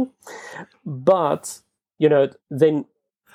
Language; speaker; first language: English; non-native, local second language; Afrikaans